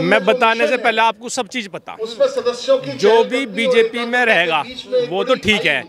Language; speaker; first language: Hindi; native; Hindi